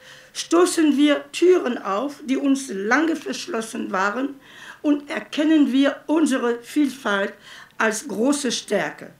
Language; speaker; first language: German; non-native, fluent; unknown